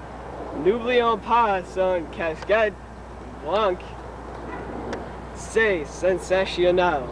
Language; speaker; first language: French; non-native, learner; English